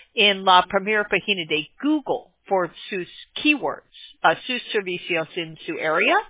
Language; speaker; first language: Spanish; non-native, learner; English